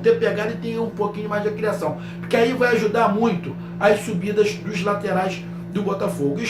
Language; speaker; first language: Portuguese; native; Portuguese